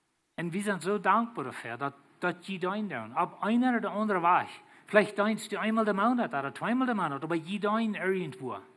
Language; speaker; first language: German; early bilingual, heritage; Plautdietsch